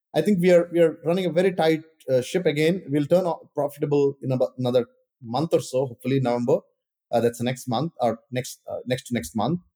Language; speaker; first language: English; non-native, local second language; Kannada